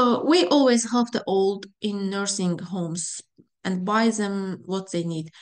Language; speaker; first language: English; non-native, fluent; Azerbaijani